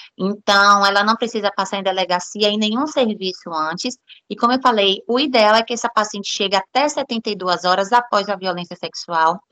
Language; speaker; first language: Portuguese; native; Portuguese